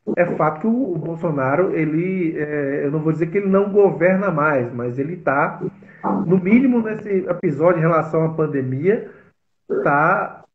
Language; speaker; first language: Portuguese; native; Portuguese